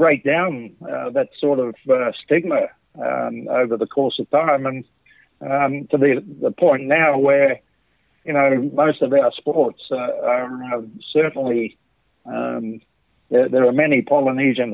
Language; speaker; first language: English; native; English